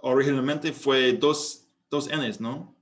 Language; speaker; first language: Spanish; non-native, fluent; English